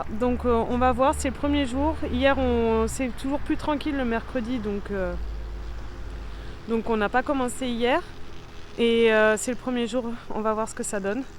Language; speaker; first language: French; native; French